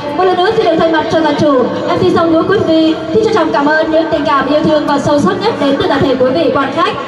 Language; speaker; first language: Vietnamese; non-native, local second language; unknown